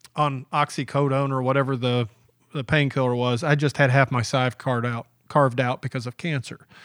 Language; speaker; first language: English; native; English